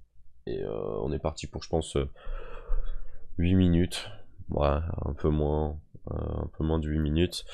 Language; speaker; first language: French; native; French